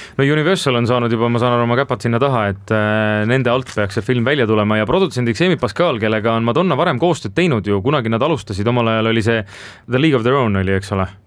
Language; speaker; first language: Estonian; native; Estonian